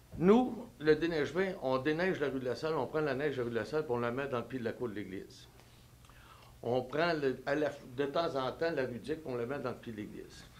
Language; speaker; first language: French; native; French